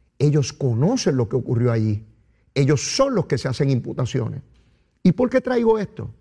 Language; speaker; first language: Spanish; native; Spanish